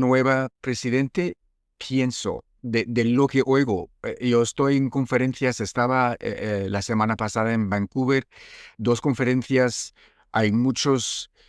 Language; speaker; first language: Spanish; non-native, fluent; French